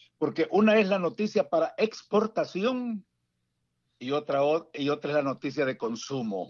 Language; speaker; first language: Spanish; native; Spanish